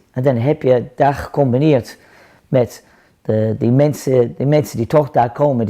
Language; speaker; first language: Dutch; non-native, fluent; English